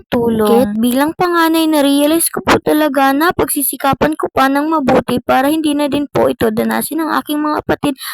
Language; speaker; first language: Filipino; non-native, local second language; Bikol